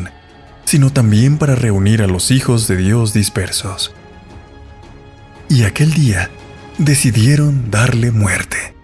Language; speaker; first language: Spanish; native; Spanish